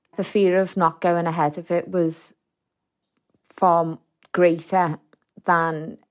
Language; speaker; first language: English; native; English